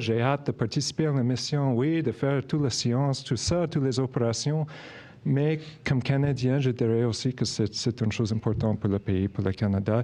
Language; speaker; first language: French; non-native, local second language; English